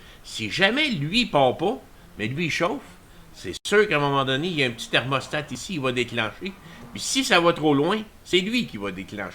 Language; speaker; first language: French; native; French